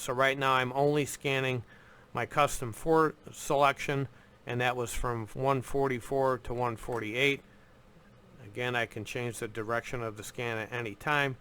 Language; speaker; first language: English; native; English